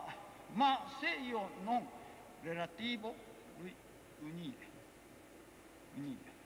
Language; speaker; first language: Italian; non-native, learner; Japanese